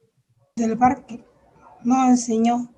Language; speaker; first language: Spanish; non-native, learner; English